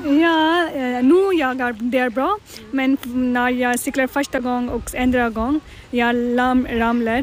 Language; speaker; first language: Swedish; non-native, learner; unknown